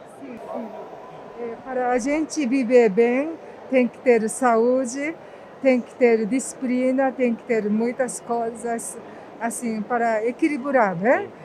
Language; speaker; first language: Portuguese; non-native, fluent; Japanese